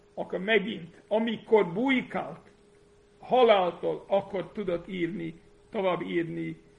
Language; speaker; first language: Hungarian; non-native, fluent; English